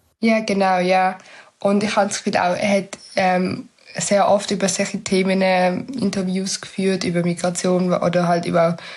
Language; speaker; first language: German; early bilingual, other home language; Tigrinya